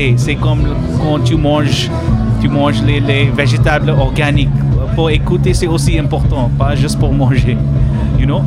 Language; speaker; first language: French; non-native, learner; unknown